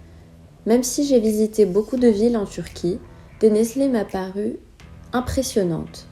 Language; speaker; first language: French; non-native, fluent; Azerbaijani